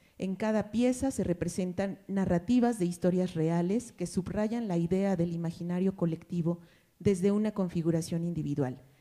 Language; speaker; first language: Spanish; native; Spanish